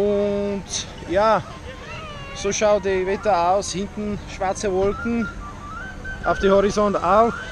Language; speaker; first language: German; non-native, learner; Slovak